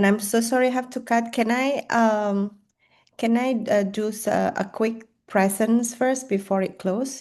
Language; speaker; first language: English; non-native, fluent; Indonesian